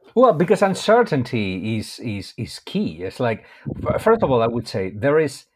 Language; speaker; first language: English; non-native, fluent; Spanish